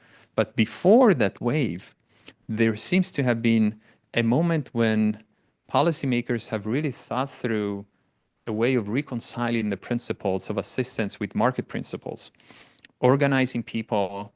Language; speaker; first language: English; non-native, fluent; Italian